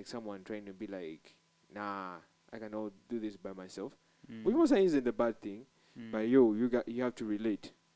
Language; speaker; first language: English; non-native, local second language; Ganda